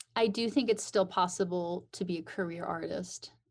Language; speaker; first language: English; native; English